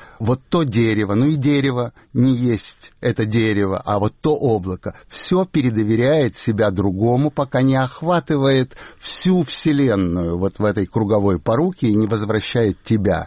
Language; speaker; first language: Russian; native; Russian